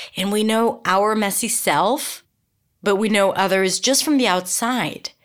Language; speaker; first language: English; non-native, fluent; Hebrew